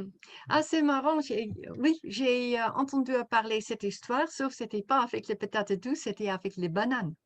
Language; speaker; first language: French; non-native, fluent; Dutch